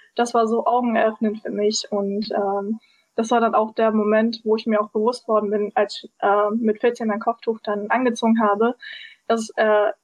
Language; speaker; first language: German; early bilingual, other home language; Turkish